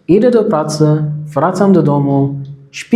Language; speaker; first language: Polish; non-native, learner; Arabic